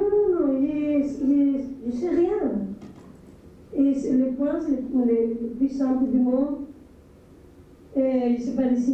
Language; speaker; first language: French; non-native, fluent; Spanish